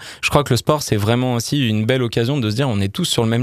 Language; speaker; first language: French; native; French